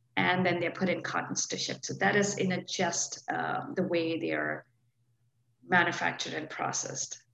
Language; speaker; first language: English; non-native, local second language; Hindi